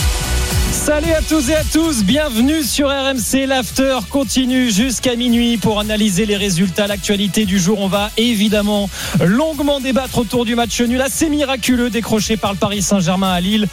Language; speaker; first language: French; native; French